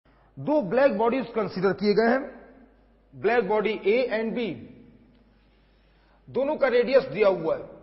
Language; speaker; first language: Hindi; native; Hindi